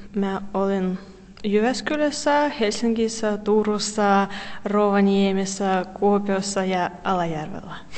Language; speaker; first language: Finnish; non-native, learner; Russian